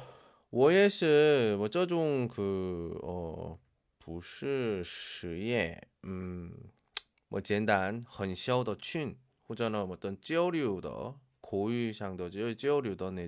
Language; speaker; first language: Chinese; non-native, learner; Korean